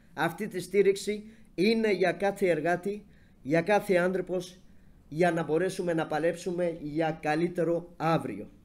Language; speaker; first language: Greek; non-native, fluent; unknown